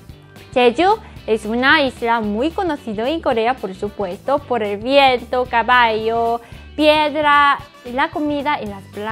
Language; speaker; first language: Spanish; non-native, fluent; Korean